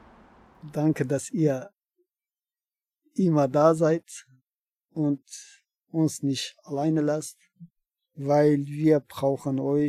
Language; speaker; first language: German; non-native, learner; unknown